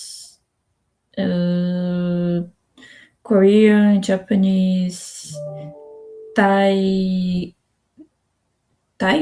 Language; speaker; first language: English; non-native, learner; Spanish